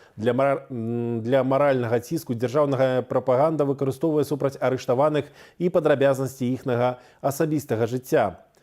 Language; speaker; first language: Belarusian; native; Belarusian